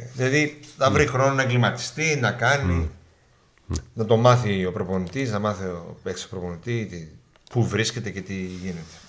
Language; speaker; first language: Greek; native; Greek